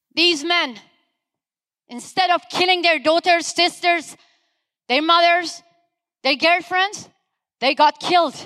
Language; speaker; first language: English; non-native, fluent; Persian